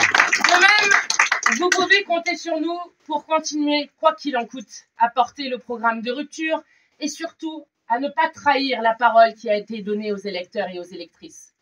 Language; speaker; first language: French; native; French